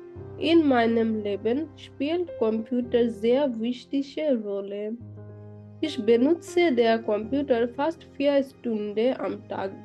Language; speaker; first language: German; non-native, learner; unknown